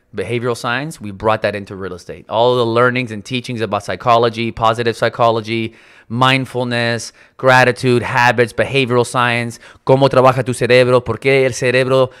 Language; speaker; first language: Spanish; non-native, local second language; English